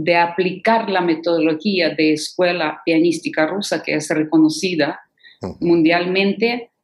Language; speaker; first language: Spanish; non-native, fluent; Ukrainian